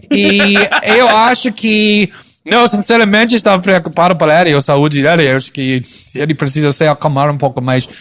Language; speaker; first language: Portuguese; non-native, fluent; English